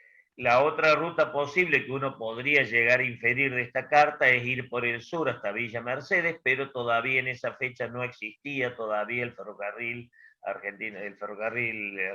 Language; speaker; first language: Spanish; native; Spanish